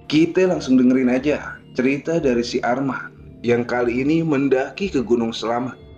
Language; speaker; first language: Indonesian; native; Indonesian